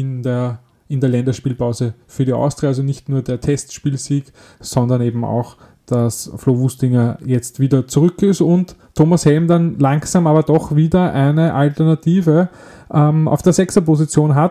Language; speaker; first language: German; native; German